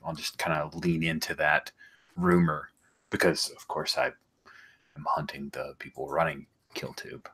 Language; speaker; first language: English; native; English